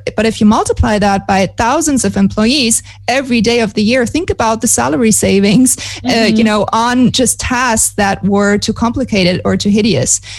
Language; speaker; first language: English; non-native, fluent; German